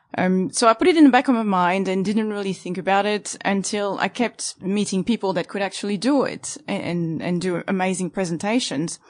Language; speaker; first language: English; non-native, fluent; French